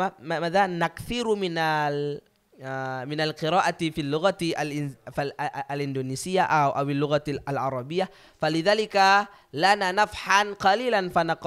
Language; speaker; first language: Arabic; non-native, learner; Indonesian